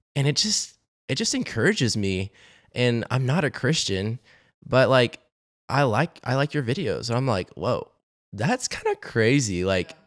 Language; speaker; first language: English; native; English